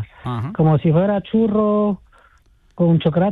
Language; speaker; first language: Spanish; non-native, fluent; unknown